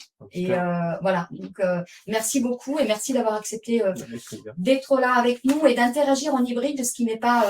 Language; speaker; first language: French; native; French